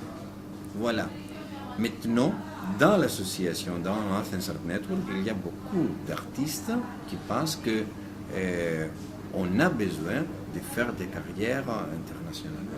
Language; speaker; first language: French; non-native, fluent; Greek